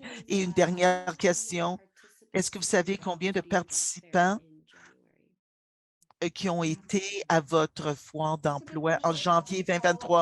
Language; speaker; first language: French; non-native, fluent; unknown